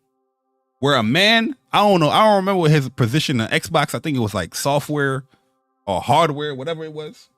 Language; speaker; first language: English; native; English